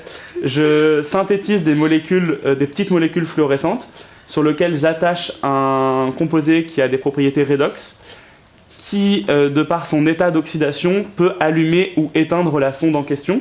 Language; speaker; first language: French; native; French